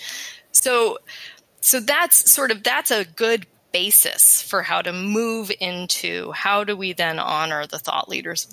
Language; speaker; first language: English; native; English